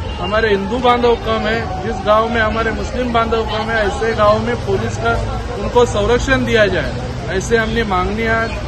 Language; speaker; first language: Hindi; non-native, local second language; Marathi